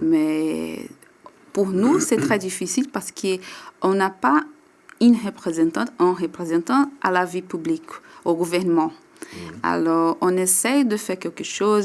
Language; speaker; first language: French; non-native, learner; Portuguese